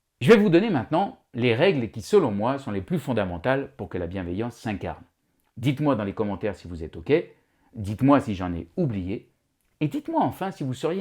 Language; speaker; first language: French; native; French